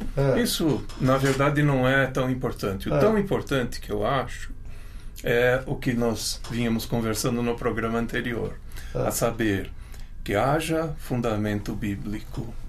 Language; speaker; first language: Portuguese; non-native, local second language; Ukrainian